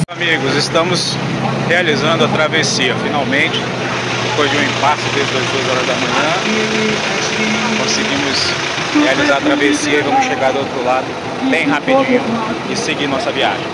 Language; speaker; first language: Portuguese; native; Portuguese